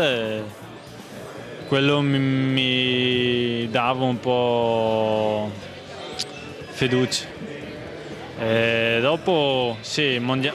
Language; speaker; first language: Italian; non-native, local second language; German